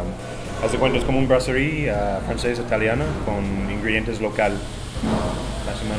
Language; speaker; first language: Spanish; non-native, fluent; English